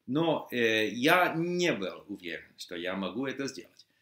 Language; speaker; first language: Russian; non-native, fluent; English